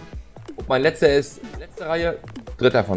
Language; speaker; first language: German; native; German